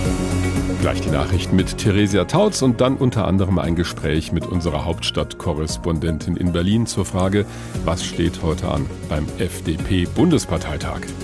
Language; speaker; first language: German; native; German